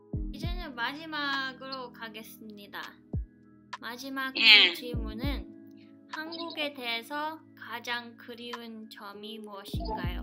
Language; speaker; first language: Korean; early bilingual, heritage; English